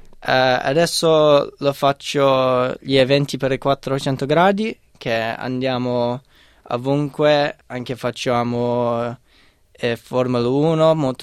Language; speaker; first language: Italian; non-native, fluent; English